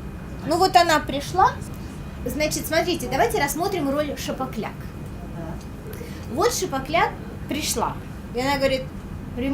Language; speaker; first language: Russian; native; Russian